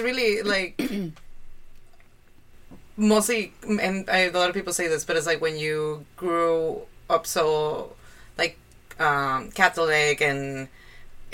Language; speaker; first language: English; non-native, fluent; Spanish